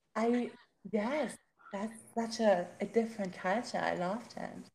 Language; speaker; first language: English; non-native, fluent; German